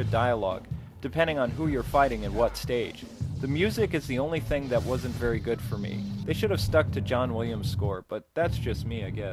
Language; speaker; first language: English; native; English